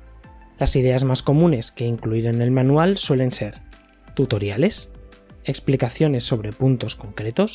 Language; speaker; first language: Spanish; native; Spanish